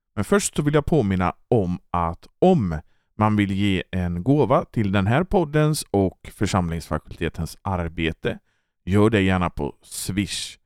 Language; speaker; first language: Swedish; native; Swedish